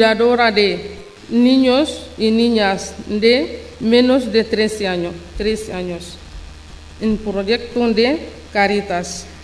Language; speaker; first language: Spanish; non-native, learner; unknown